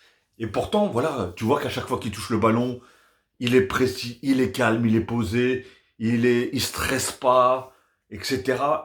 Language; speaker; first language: French; native; French